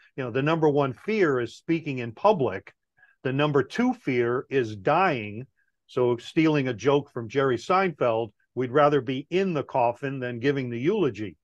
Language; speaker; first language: English; native; English